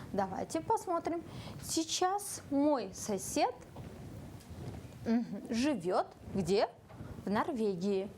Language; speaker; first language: Russian; non-native, local second language; Kyrgyz